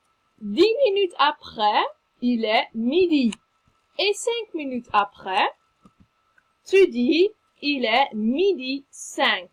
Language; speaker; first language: French; non-native, fluent; Dutch